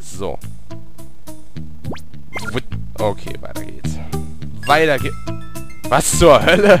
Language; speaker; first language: German; native; German